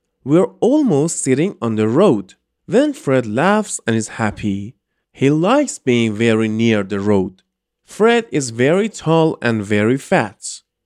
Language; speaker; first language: English; non-native, fluent; Persian